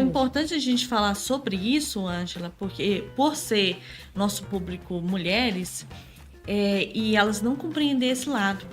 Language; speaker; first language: Portuguese; native; Portuguese